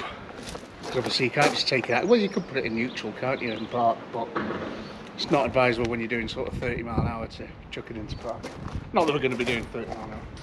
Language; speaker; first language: English; native; English